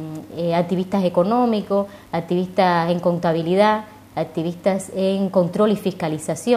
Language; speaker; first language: Spanish; native; Spanish